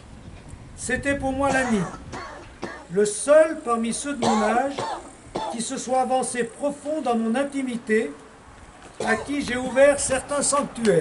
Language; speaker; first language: French; native; French